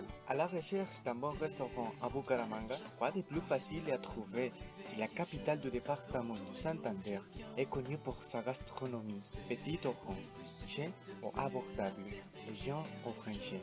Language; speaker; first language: French; non-native, learner; Spanish